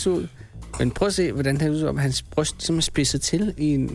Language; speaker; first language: Danish; native; Danish